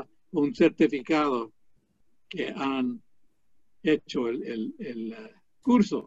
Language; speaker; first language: Spanish; non-native, fluent; English